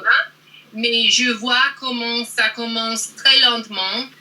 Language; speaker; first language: French; non-native, learner; English